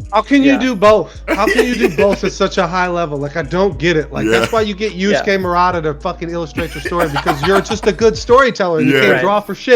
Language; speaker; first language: English; native; English